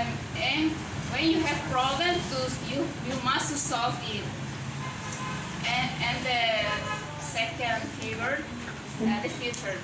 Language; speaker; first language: English; non-native, learner; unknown